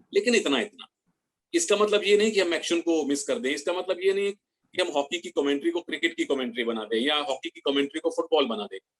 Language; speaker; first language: Hindi; native; Hindi